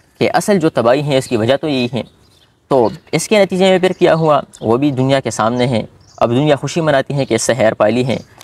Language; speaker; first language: Urdu; non-native, local second language; Pashto